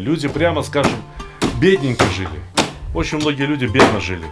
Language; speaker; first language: Russian; native; Russian